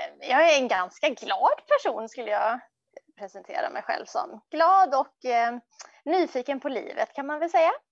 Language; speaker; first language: Swedish; early bilingual, other home language; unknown